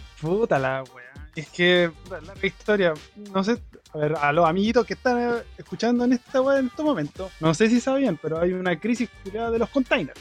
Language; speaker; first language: Spanish; native; Spanish